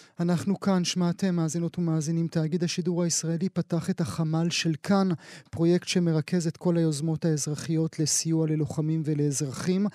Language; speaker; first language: Hebrew; native; Hebrew